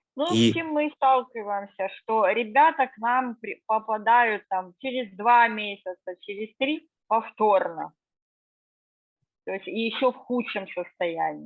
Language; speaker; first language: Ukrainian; non-native, local second language; Russian